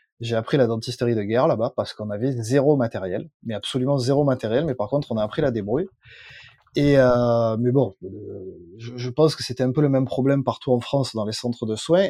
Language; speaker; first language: French; native; French